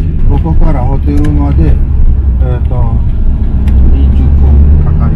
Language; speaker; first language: Japanese; non-native, learner; Indonesian